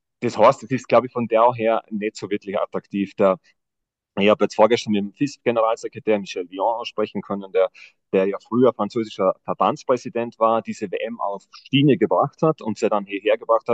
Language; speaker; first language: German; native; German